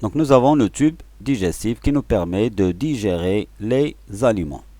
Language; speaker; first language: French; non-native, local second language; Arabic